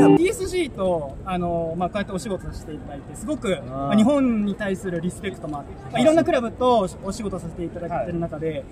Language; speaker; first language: Japanese; native; Japanese